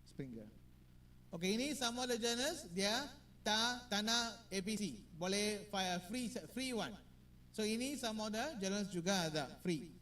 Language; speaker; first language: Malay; non-native, learner; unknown